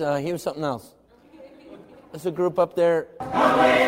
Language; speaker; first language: English; native; English